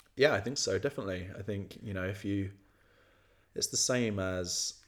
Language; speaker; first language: English; native; English